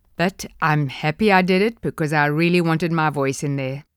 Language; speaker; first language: English; native; English